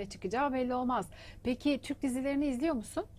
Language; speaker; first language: Turkish; native; Turkish